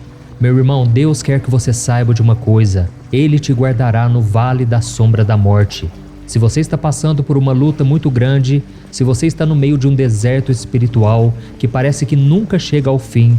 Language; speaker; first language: Portuguese; native; Portuguese